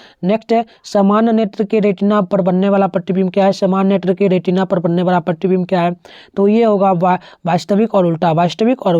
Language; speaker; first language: Hindi; native; Hindi